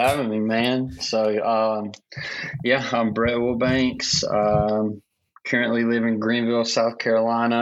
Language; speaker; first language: English; native; English